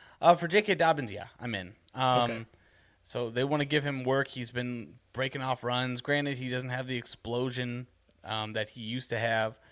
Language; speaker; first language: English; native; English